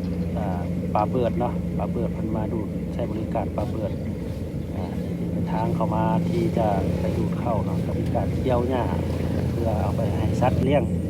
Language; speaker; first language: Thai; non-native, local second language; Northeastern Thai